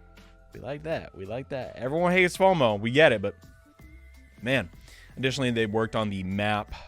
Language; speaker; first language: English; native; English